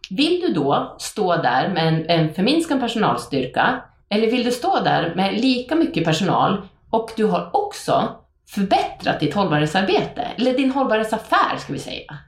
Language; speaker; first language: Swedish; native; Swedish